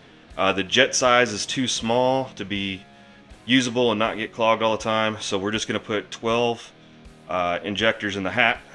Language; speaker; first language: English; native; English